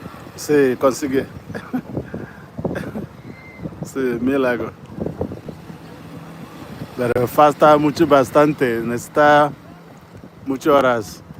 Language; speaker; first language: Spanish; non-native, learner; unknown